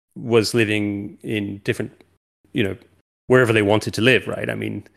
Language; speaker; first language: English; native; English